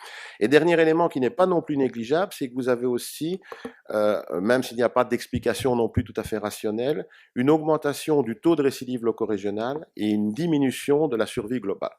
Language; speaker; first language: French; native; French